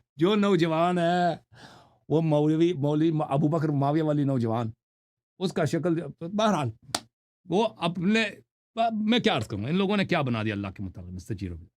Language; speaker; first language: Urdu; non-native, fluent; Persian